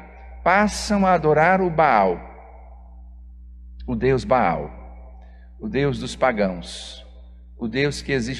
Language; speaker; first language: Portuguese; native; Portuguese